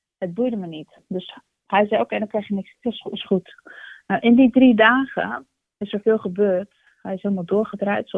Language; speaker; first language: Dutch; early bilingual, other home language; Turkish